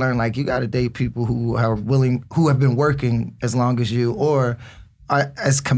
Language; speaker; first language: English; native; English